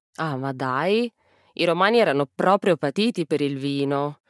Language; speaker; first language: Italian; native; Italian